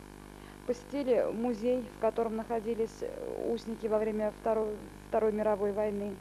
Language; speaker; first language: Russian; native; Russian